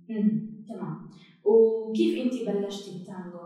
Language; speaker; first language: Arabic; native; Arabic